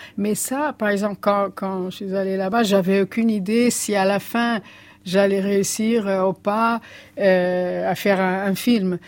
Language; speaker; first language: French; non-native, fluent; Portuguese